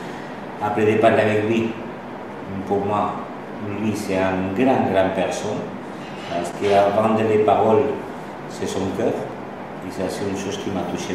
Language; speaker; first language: French; non-native, learner; Spanish